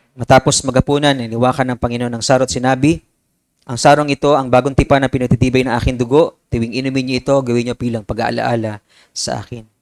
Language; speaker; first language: Filipino; native; Filipino